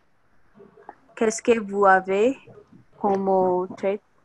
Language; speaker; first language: French; non-native, learner; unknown